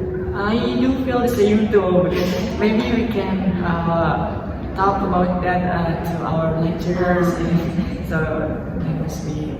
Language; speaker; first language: English; non-native, learner; Indonesian